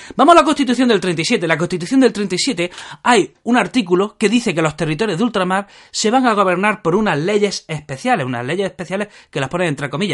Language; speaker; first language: Spanish; native; Spanish